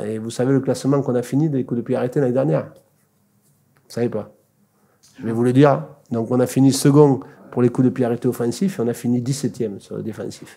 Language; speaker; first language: French; native; French